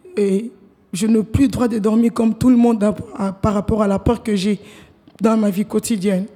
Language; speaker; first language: French; non-native, local second language; Lingala